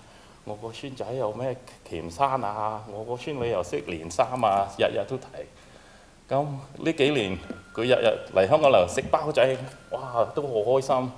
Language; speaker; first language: Cantonese; early bilingual, heritage; Cantonese